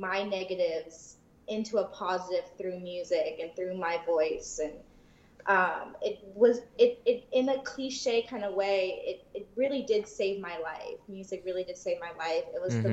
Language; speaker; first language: English; native; English